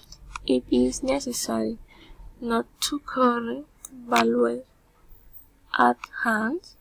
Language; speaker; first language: English; non-native, learner; Spanish